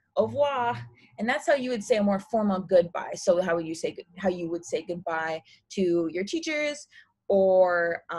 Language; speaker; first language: English; native; English